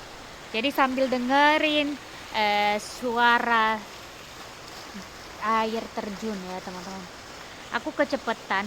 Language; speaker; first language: Indonesian; native; Indonesian